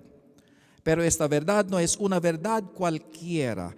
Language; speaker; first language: Spanish; non-native, learner; Filipino